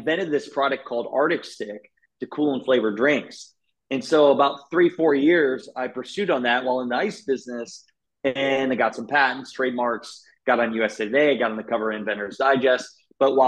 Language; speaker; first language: English; native; English